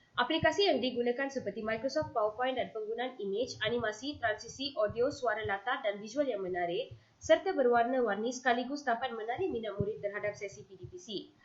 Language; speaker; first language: Malay; non-native, local second language; Tamil